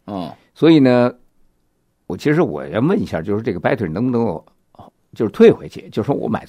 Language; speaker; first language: Chinese; native; Chinese